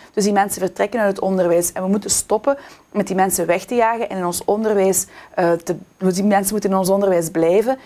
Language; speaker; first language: Dutch; native; Dutch